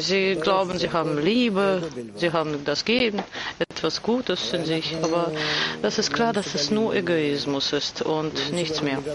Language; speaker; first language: German; non-native, fluent; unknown